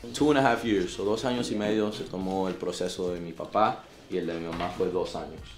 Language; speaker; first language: Spanish; early bilingual, heritage; Spanish